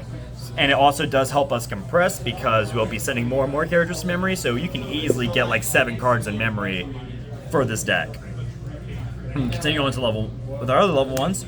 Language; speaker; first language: English; native; English